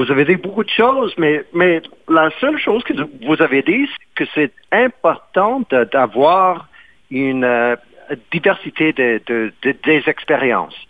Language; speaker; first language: French; non-native, fluent; English